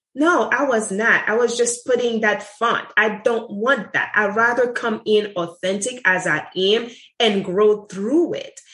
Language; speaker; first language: English; non-native, fluent; Haitian Creole